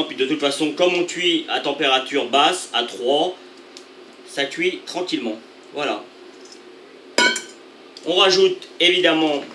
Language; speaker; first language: French; native; French